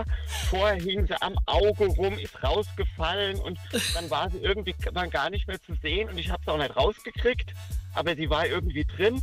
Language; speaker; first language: German; native; German